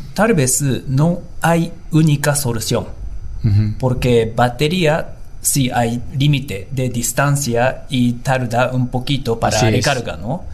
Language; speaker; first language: Spanish; non-native, learner; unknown